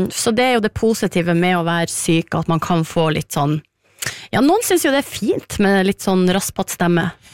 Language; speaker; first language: Norwegian; native; Norwegian